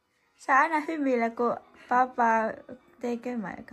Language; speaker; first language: Finnish; non-native, learner; Vietnamese